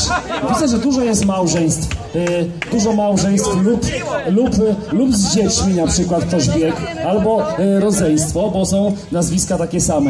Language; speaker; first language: Polish; native; Polish